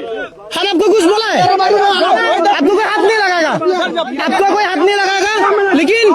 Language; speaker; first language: Hindi; non-native, local second language; Bangla